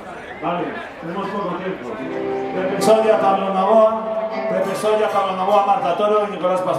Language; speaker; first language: Spanish; native; Spanish